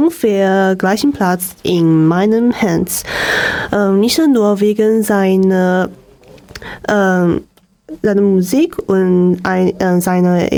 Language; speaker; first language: German; non-native, learner; Chinese